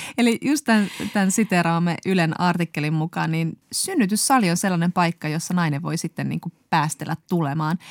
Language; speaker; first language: Finnish; native; Finnish